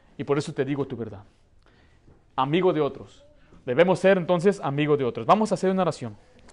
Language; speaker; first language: Spanish; early bilingual, heritage; Spanish